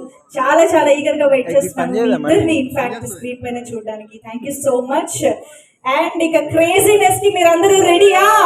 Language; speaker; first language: Telugu; native; Telugu